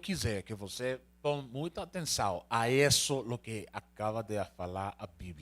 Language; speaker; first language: Portuguese; non-native, learner; Spanish